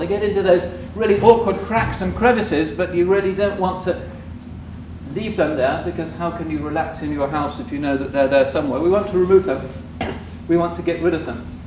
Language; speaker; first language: English; native; English